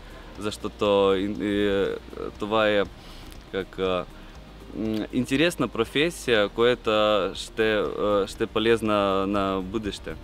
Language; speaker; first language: Bulgarian; non-native, learner; Russian